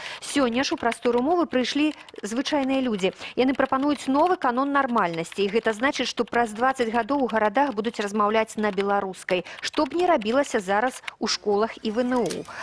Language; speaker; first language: Belarusian; native; Belarusian